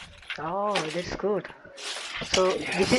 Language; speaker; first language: English; non-native, learner; Bangla